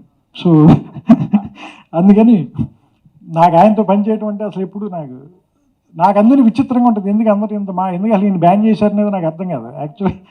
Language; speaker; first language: Telugu; native; Telugu